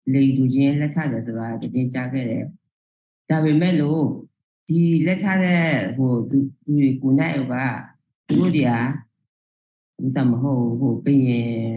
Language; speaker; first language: Burmese; non-native, local second language; Karen languages